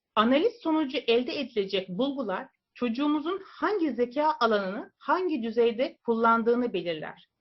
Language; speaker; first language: Turkish; native; Turkish